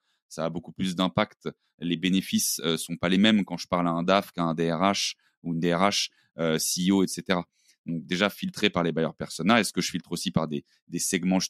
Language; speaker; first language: French; native; French